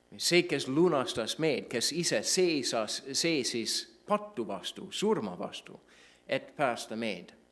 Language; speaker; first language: Estonian; non-native, fluent; English